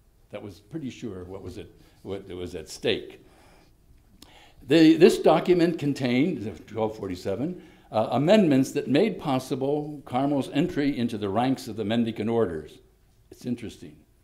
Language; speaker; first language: English; native; English